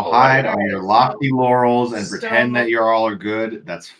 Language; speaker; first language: English; native; English